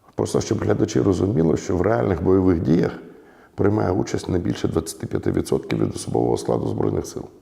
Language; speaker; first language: Ukrainian; non-native, local second language; Russian